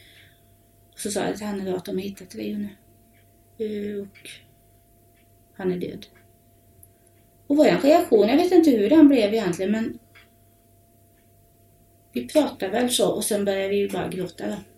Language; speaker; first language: Swedish; native; Swedish